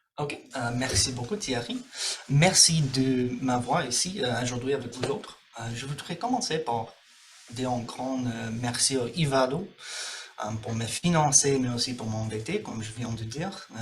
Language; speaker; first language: French; non-native, fluent; English